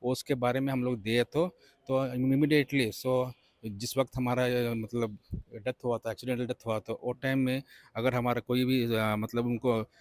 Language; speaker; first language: Hindi; non-native, local second language; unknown